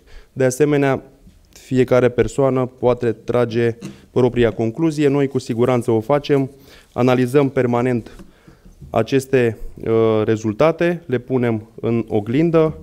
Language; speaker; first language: Romanian; native; Romanian